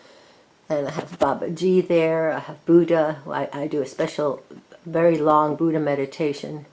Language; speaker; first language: English; native; English